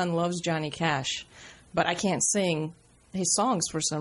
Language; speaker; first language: English; non-native, fluent; Russian